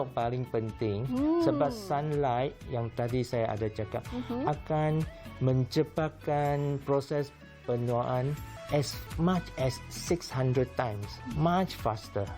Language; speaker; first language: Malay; non-native, local second language; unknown